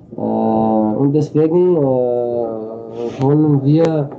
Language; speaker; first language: German; non-native, learner; Armenian